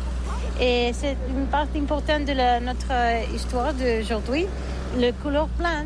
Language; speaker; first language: French; non-native, learner; Catalan